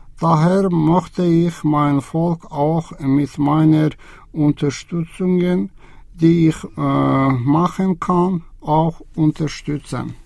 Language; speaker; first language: German; non-native, learner; Azerbaijani